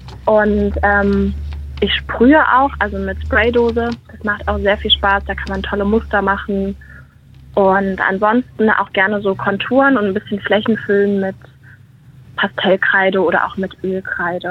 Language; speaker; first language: German; native; German